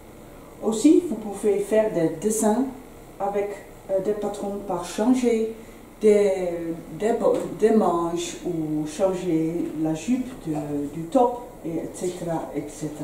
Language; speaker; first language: French; non-native, learner; Dutch